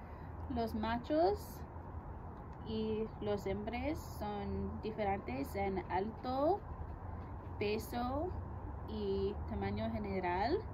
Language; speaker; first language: Spanish; non-native, learner; English